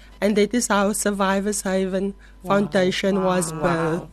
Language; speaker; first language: English; non-native, local second language; Afrikaans